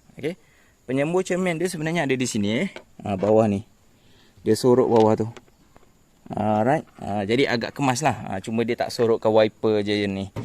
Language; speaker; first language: Malay; native; Malay